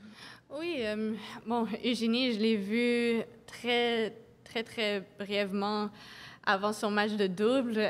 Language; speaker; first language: French; non-native, local second language; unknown